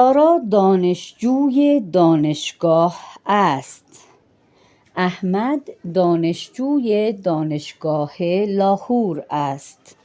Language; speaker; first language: Persian; non-native, fluent; Urdu